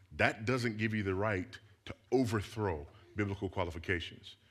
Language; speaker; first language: English; native; English